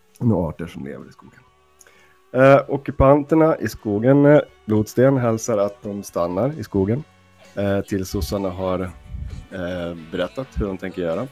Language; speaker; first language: Swedish; native; Swedish